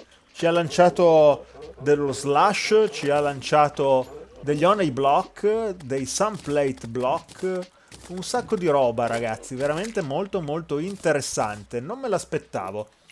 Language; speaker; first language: Italian; native; Italian